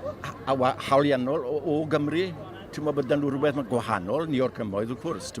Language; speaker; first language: Welsh; native; Welsh